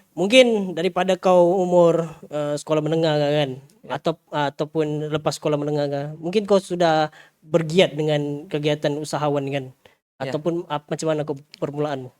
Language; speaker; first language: Malay; native; Malay